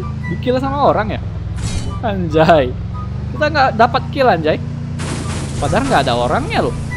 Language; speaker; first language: Indonesian; native; Indonesian